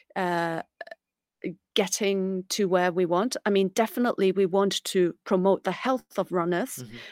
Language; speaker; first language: English; non-native, local second language; Cantonese